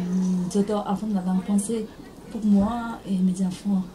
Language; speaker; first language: French; non-native, learner; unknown